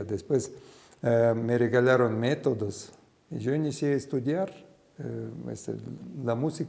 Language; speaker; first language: Spanish; non-native, fluent; Russian